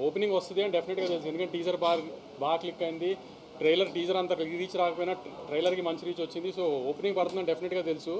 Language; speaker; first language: Telugu; native; Telugu